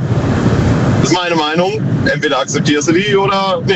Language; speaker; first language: German; native; German